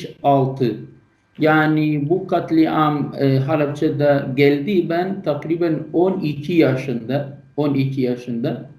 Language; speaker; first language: Turkish; non-native, learner; Kurdish